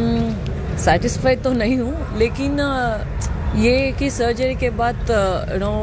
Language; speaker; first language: Hindi; non-native, local second language; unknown